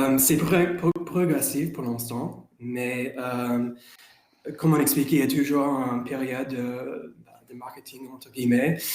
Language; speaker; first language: French; non-native, fluent; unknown